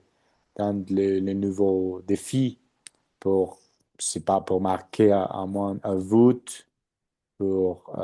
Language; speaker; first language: French; non-native, learner; Spanish